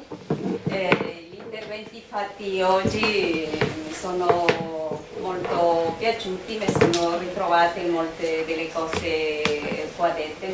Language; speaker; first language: Italian; non-native, fluent; Spanish